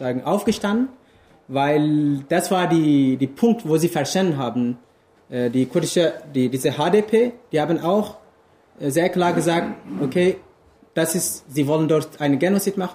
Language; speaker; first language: German; non-native, fluent; Kurdish